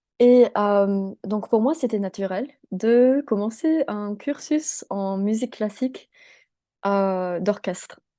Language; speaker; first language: French; non-native, local second language; English